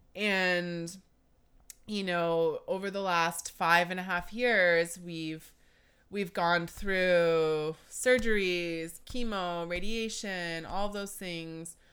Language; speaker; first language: English; native; English